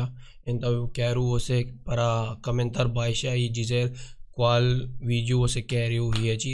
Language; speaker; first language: Portuguese; non-native, learner; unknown